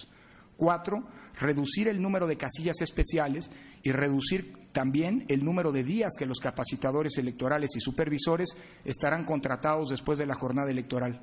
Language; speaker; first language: Spanish; native; Spanish